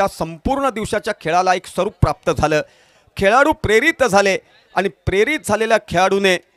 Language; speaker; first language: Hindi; non-native, local second language; Marathi